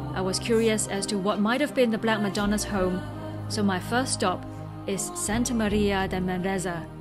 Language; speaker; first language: English; non-native, local second language; Cantonese